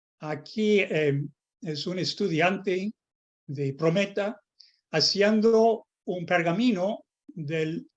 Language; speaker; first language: Spanish; non-native, fluent; English